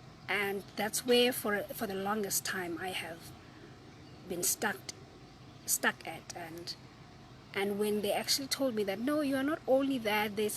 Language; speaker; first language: English; non-native, local second language; Zulu